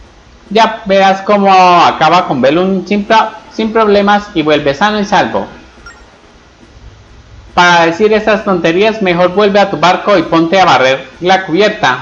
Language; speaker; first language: Spanish; native; Spanish